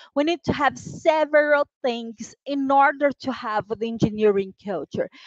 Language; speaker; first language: English; non-native, fluent; Portuguese